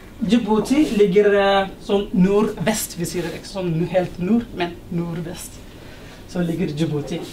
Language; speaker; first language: Norwegian; non-native, learner; Somali